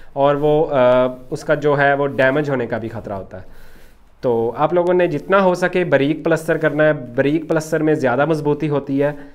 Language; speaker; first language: Urdu; non-native, local second language; Punjabi